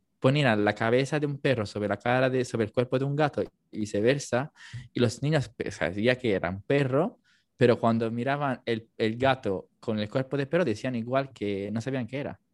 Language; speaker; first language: Spanish; non-native, fluent; Italian